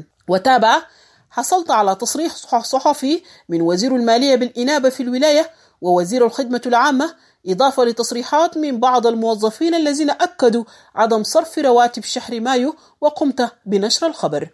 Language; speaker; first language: Arabic; native; Arabic